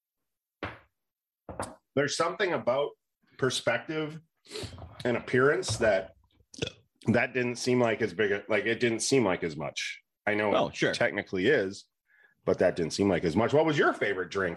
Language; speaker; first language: English; native; English